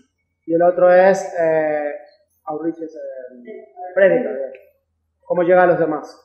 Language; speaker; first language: Spanish; native; Spanish